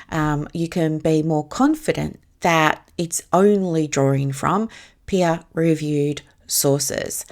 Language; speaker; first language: English; native; English